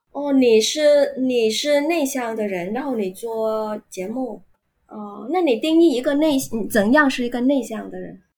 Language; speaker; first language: Chinese; non-native, fluent; Vietnamese